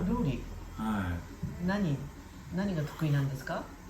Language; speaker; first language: Japanese; native; Japanese